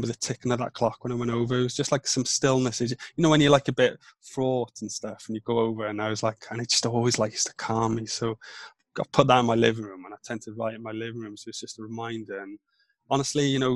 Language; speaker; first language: English; non-native, local second language; Welsh